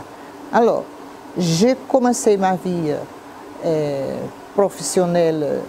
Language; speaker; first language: French; non-native, fluent; Portuguese